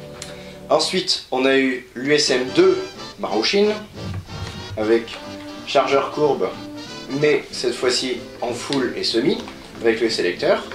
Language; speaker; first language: French; native; French